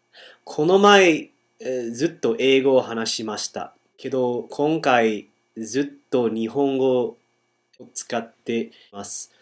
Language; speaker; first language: Japanese; non-native, learner; English